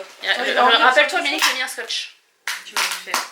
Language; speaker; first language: French; native; French